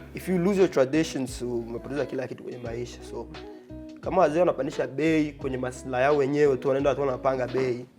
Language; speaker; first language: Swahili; non-native, local second language; Bembe